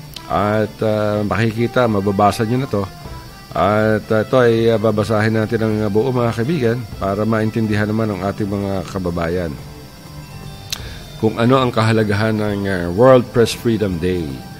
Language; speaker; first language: Filipino; non-native, local second language; Chavacano